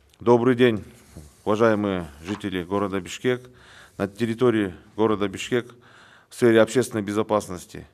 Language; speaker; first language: Russian; non-native, local second language; Kyrgyz